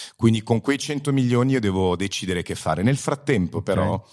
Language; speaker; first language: Italian; early bilingual, heritage; Italian